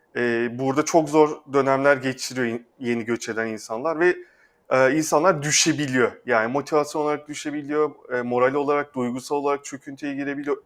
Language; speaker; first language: Turkish; native; Turkish